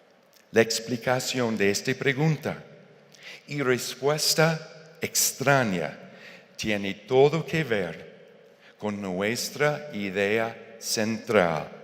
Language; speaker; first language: Spanish; non-native, fluent; English